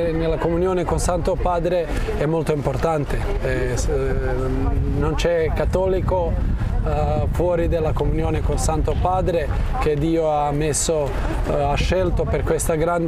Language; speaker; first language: Italian; non-native, fluent; Croatian